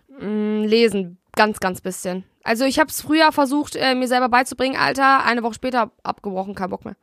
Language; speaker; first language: German; early bilingual, other home language; Russian